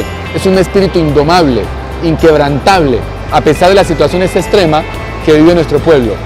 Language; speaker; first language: Spanish; native; Spanish